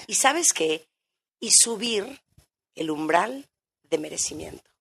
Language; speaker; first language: Spanish; native; Spanish